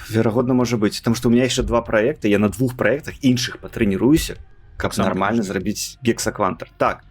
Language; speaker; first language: Belarusian; non-native, local second language; Russian